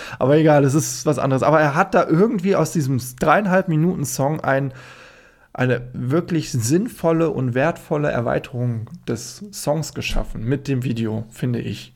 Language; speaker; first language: German; native; German